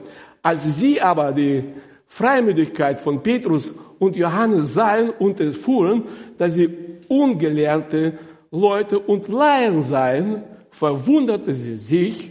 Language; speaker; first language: German; non-native, fluent; Russian